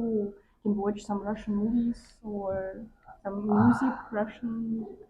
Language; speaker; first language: English; non-native, fluent; Russian